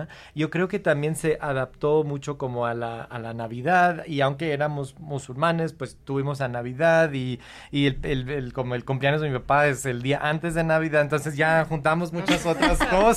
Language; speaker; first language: Spanish; early bilingual, heritage; Spanish